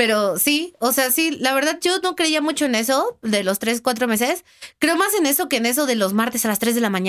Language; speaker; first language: Spanish; native; Spanish